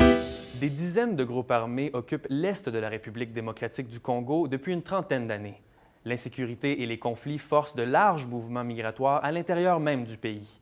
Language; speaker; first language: French; native; French